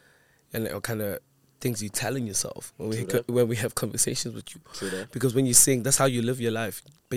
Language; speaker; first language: English; non-native, local second language; Zulu